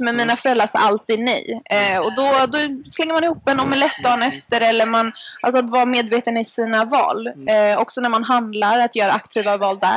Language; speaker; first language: Swedish; native; Swedish